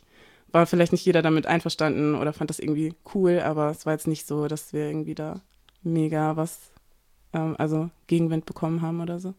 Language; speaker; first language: German; native; German